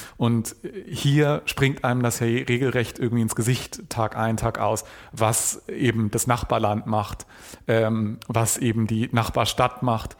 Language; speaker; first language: German; native; German